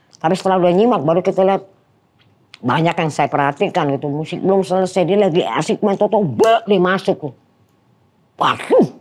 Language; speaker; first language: Indonesian; non-native, fluent; Dutch